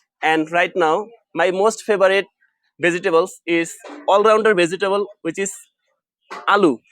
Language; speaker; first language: English; non-native, local second language; Bangla